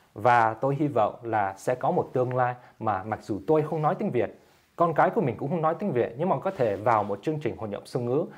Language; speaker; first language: Vietnamese; early bilingual, heritage; Vietnamese